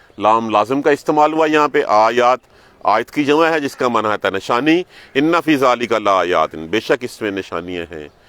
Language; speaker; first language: Urdu; non-native, local second language; Punjabi